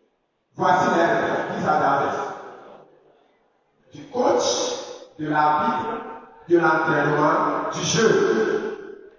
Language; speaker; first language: French; non-native, fluent; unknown